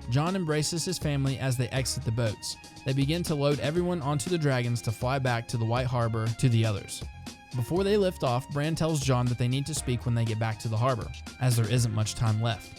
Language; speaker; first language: English; native; English